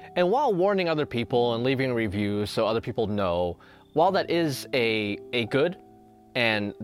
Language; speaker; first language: English; native; English